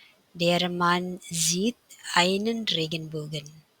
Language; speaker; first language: German; non-native, fluent; Indonesian